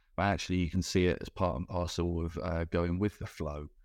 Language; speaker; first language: English; native; English